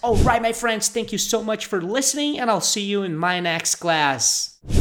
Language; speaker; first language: English; non-native, fluent; Portuguese